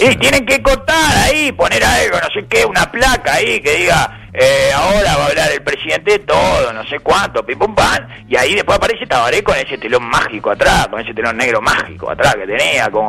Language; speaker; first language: Spanish; native; Spanish